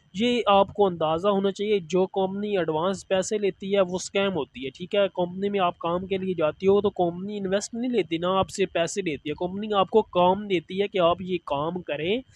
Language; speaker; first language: Urdu; non-native, local second language; Punjabi